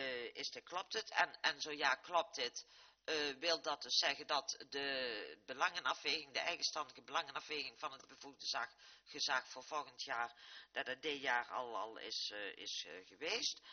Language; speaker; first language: Dutch; native; Dutch